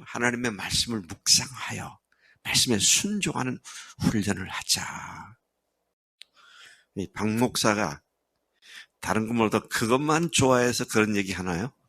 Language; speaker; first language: Korean; native; Korean